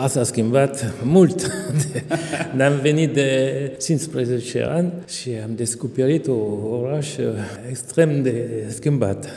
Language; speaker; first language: Romanian; non-native, fluent; French